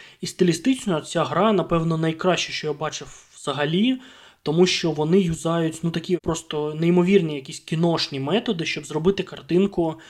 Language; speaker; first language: Ukrainian; non-native, local second language; Russian